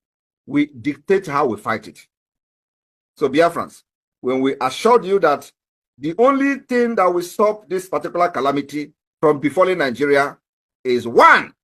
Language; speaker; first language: English; non-native, local second language; Igbo